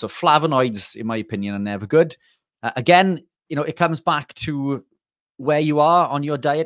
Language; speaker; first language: English; native; English